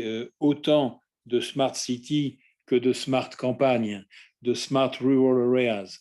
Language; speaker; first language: French; native; French